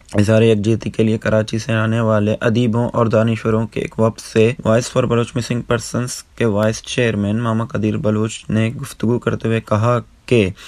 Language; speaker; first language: Urdu; non-native, local second language; Baluchi